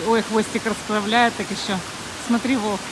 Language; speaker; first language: Russian; native; Russian